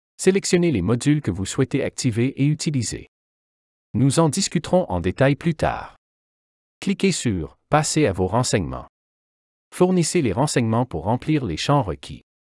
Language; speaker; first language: French; native; French